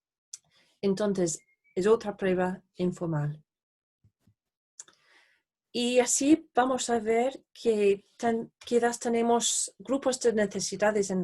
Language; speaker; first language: Spanish; non-native, fluent; English